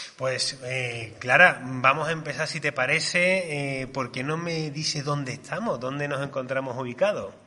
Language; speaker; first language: Spanish; native; Spanish